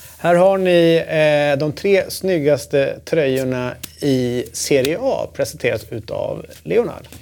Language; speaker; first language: Swedish; native; Swedish